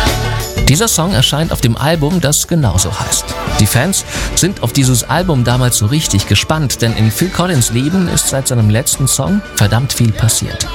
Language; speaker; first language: German; native; German